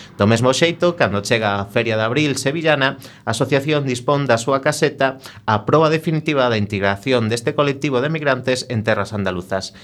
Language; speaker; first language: Galician; native; Galician